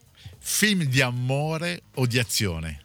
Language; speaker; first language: Italian; native; Italian